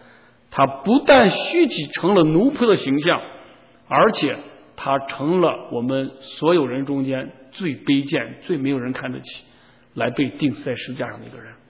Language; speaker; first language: Chinese; native; Chinese